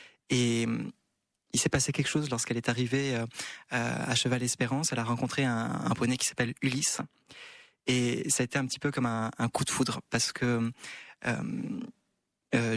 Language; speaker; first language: French; native; French